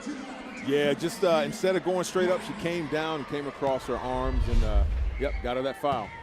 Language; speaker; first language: English; native; English